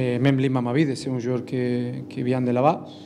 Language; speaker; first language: French; non-native, learner; Spanish